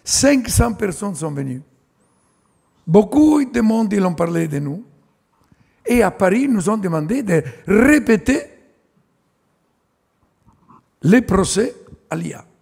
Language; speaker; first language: French; non-native, fluent; Italian